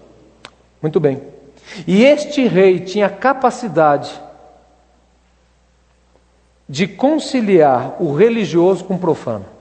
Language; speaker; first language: Portuguese; native; Portuguese